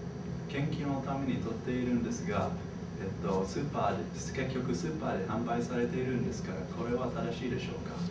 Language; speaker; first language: Japanese; non-native, fluent; English